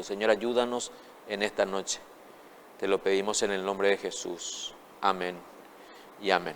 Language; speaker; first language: Spanish; native; Spanish